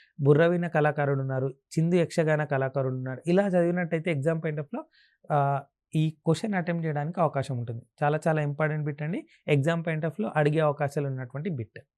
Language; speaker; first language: Telugu; native; Telugu